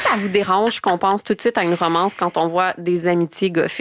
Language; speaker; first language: French; native; French